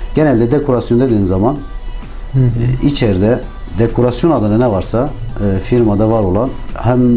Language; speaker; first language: Turkish; native; Turkish